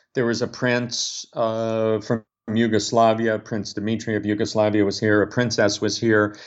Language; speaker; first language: English; native; English